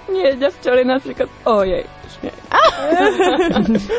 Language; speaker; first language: Polish; early bilingual, heritage; Spanish